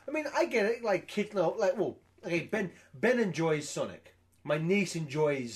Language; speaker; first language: English; native; English